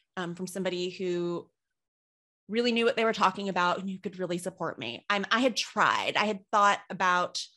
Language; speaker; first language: English; native; English